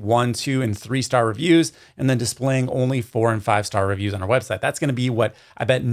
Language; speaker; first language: English; native; English